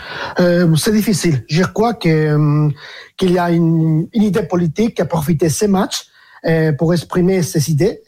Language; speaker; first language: French; non-native, fluent; Spanish